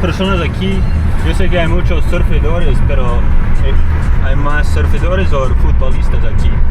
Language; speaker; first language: Spanish; non-native, learner; English